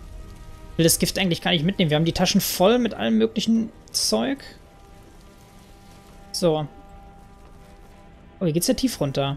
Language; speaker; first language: German; native; German